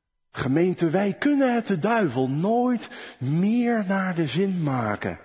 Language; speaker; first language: Dutch; native; Dutch